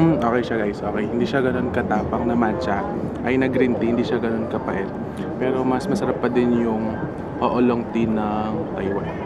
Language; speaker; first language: Filipino; native; Filipino